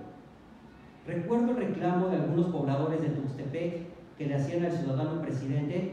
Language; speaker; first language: Spanish; native; Spanish